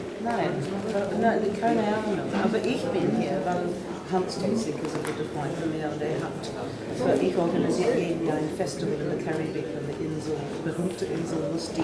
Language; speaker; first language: German; non-native, learner; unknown